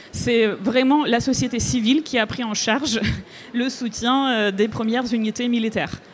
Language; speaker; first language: French; non-native, fluent; Ukrainian